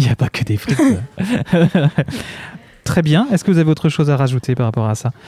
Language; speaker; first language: French; native; French